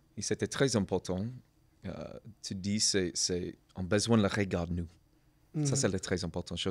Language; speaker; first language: French; non-native, learner; English